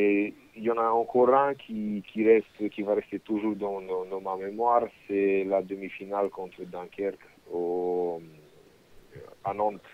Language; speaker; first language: French; non-native, fluent; Romanian